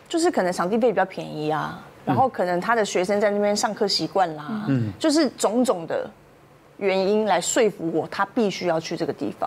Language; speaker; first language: Chinese; native; Chinese